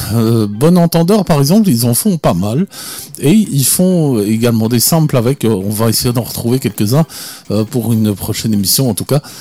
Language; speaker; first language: French; native; French